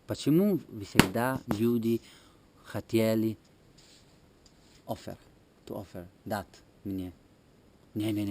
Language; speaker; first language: Russian; non-native, learner; Italian